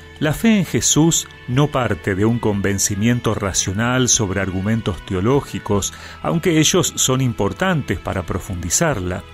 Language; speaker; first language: Spanish; native; Spanish